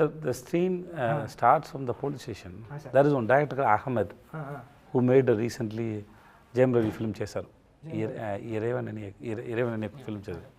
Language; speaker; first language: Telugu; non-native, learner; Tamil